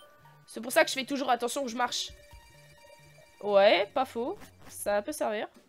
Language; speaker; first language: French; native; French